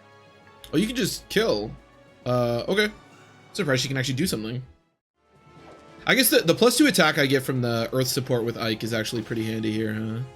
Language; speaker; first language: English; native; English